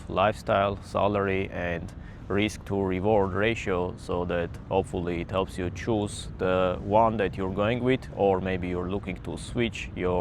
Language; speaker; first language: English; non-native, fluent; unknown